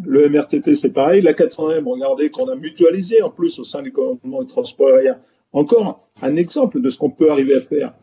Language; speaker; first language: French; native; French